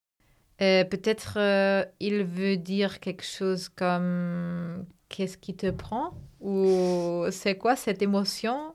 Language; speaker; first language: French; non-native, fluent; German